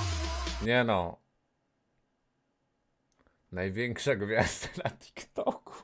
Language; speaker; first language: Polish; native; Polish